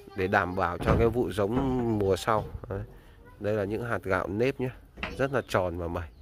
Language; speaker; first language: Vietnamese; native; Vietnamese